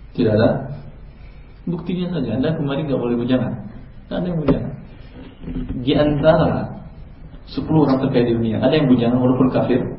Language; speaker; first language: Indonesian; non-native, local second language; Minangkabau